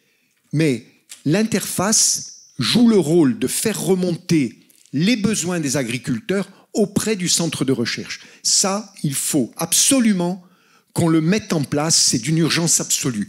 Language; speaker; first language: French; native; French